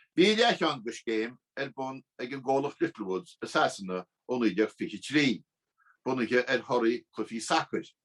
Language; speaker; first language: Irish; native; Irish